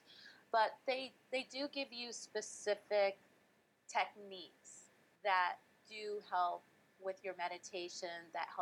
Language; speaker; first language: English; native; English